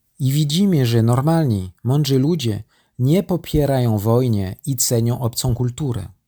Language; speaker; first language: Polish; non-native, learner; French